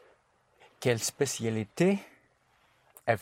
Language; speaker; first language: French; non-native, learner; English